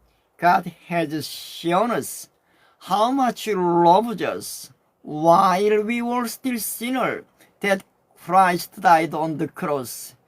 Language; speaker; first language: English; non-native, learner; Korean